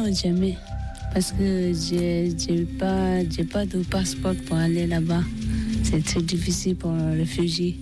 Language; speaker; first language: French; non-native, learner; Tibetan